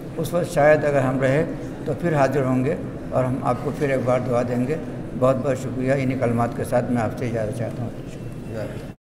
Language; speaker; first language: Urdu; native; Urdu